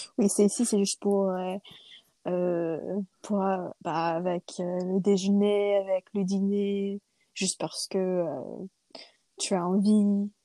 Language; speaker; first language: French; non-native, fluent; English